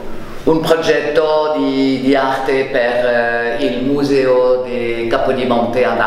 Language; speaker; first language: Italian; non-native, learner; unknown